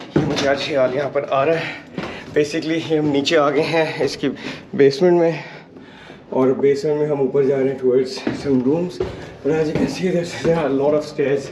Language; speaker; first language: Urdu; non-native, local second language; Punjabi